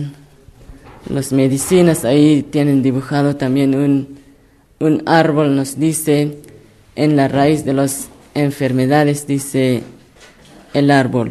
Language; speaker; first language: Spanish; non-native, local second language; Tzotzil